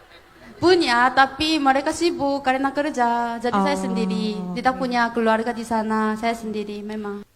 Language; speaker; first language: Indonesian; non-native, learner; Korean